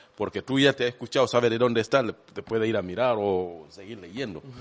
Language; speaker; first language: Spanish; non-native, fluent; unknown